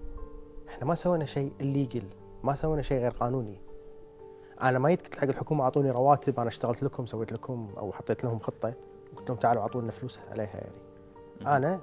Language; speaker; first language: Arabic; native; Arabic